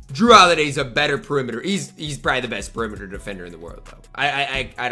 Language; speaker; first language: English; native; English